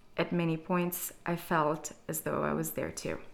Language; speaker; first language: English; non-native, fluent; Portuguese